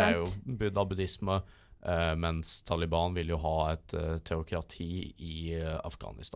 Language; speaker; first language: Norwegian; native; Norwegian